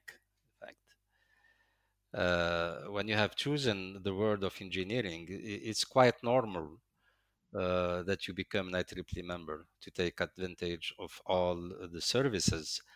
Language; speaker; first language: English; non-native, fluent; Arabic